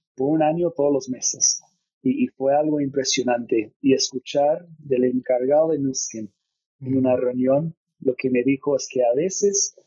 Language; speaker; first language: Spanish; non-native, fluent; English